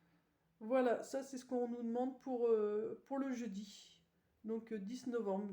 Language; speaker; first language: French; native; French